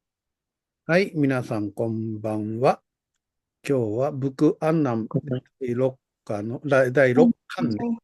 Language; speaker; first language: Japanese; non-native, fluent; Indonesian